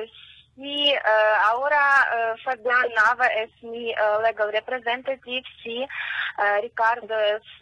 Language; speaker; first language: Spanish; non-native, learner; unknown